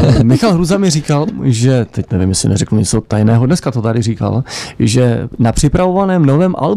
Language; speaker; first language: Czech; native; Czech